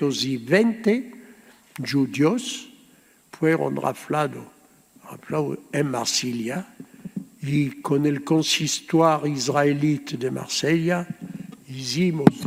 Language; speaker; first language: Spanish; early bilingual, heritage; Spanish